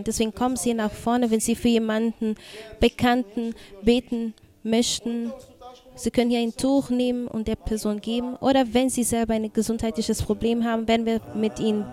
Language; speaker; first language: German; non-native, fluent; Portuguese